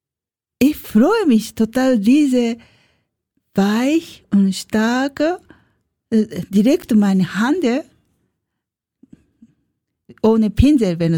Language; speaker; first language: German; non-native, learner; Japanese